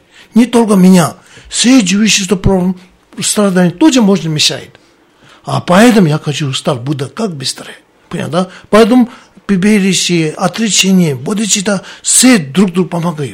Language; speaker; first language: Russian; non-native, learner; Tibetan